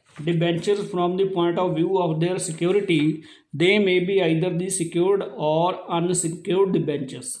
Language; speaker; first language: English; non-native, local second language; Punjabi